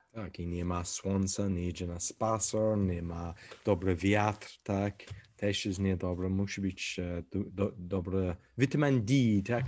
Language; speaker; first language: Polish; non-native, learner; English